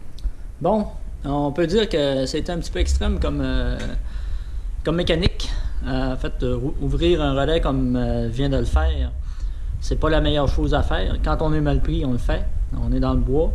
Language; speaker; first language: French; native; French